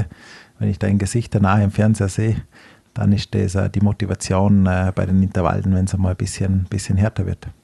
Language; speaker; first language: German; native; German